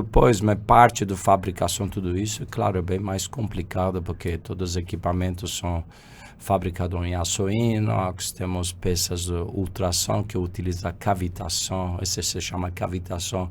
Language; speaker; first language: Portuguese; non-native, fluent; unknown